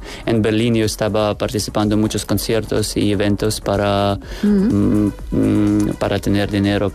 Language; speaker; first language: Spanish; non-native, learner; Ukrainian